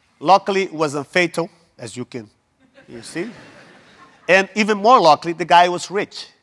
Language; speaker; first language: English; non-native, fluent; Portuguese